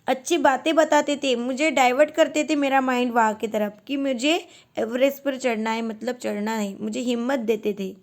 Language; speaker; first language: Hindi; non-native, local second language; Marathi